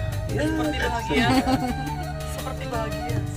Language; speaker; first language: Indonesian; native; Indonesian